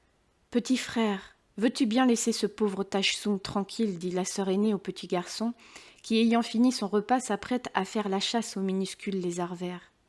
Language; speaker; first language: French; native; French